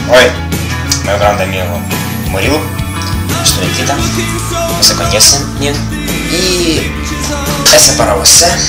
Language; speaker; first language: Portuguese; non-native, learner; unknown